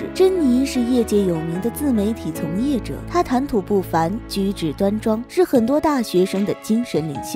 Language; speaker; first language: Chinese; native; Chinese